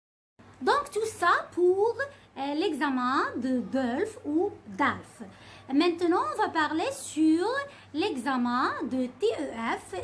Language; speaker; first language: French; non-native, fluent; Arabic